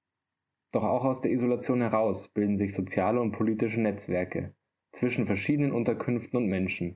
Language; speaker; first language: German; native; German